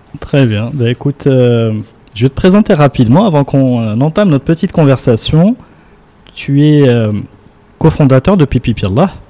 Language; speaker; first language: French; non-native, local second language; Arabic